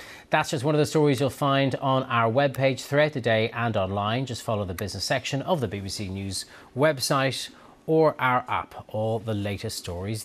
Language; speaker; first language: English; native; English